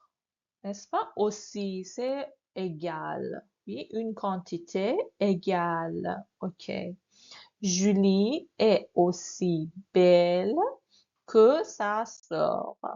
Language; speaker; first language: French; non-native, fluent; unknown